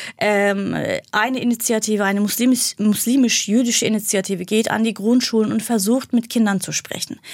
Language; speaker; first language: German; non-native, fluent; Kurdish